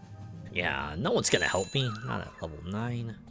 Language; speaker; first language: English; native; English